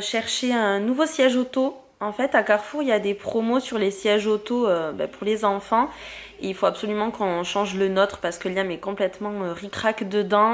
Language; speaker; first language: French; native; French